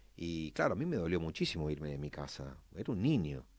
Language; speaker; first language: Spanish; native; Spanish